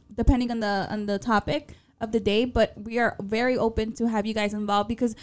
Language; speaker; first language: English; early bilingual, other home language; Spanish